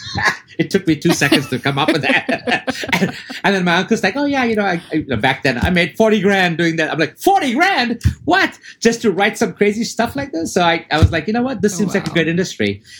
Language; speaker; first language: English; early bilingual, other home language; Arabic